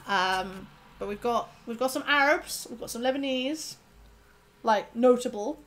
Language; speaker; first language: English; native; English